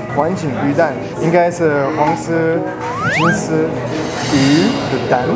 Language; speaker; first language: Chinese; non-native, learner; French